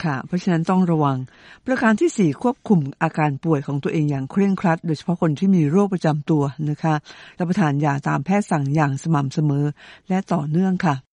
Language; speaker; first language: Thai; native; Thai